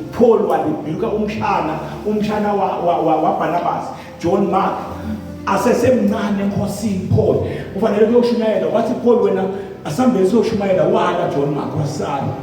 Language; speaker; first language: Zulu; non-native, local second language; Swati